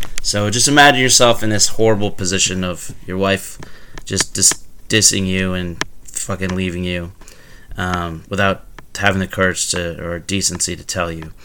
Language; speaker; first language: English; native; English